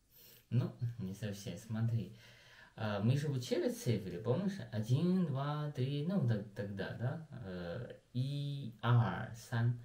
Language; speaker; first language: Russian; non-native, learner; Chinese